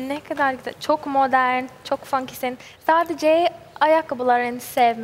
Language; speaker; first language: Turkish; non-native, learner; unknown